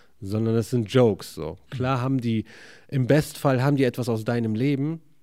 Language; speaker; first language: German; early bilingual, other home language; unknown